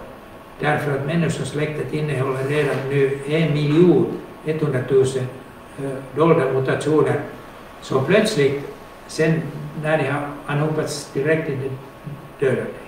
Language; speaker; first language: Swedish; non-native, local second language; Finnish